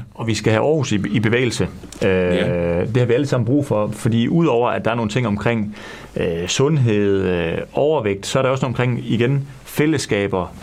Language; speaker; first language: Danish; native; Danish